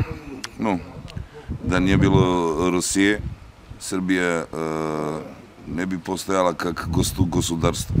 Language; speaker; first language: Russian; non-native, learner; Serbian